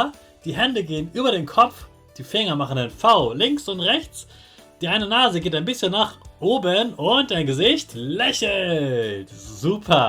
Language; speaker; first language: German; native; German